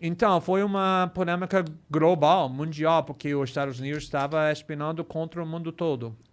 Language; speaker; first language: Portuguese; non-native, fluent; English